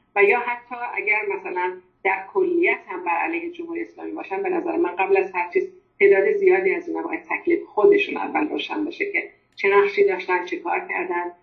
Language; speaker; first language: Persian; non-native, local second language; Azerbaijani